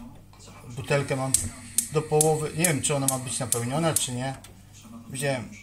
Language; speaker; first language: Polish; native; Polish